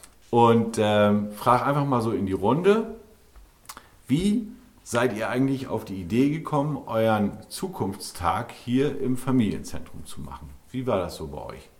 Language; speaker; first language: German; native; German